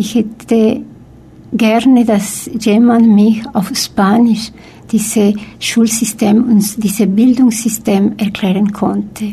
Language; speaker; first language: German; non-native, fluent; Spanish